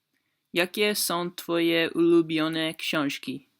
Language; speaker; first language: Polish; non-native, learner; English